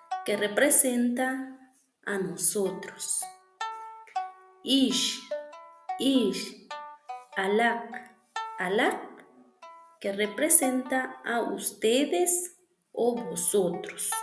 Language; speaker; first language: Spanish; non-native, local second language; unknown